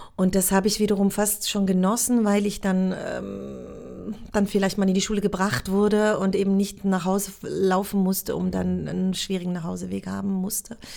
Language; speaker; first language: German; native; German